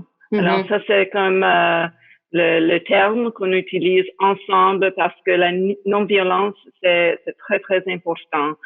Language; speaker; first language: French; non-native, fluent; English